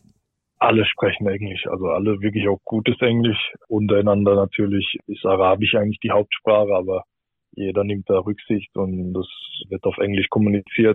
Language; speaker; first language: German; native; German